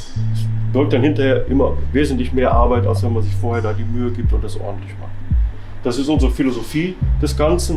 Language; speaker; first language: German; native; German